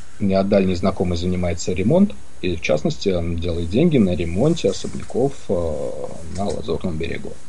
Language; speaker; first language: Russian; native; Russian